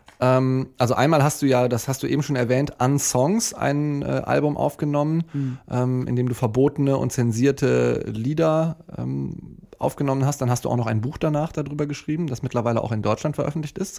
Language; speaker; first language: German; native; German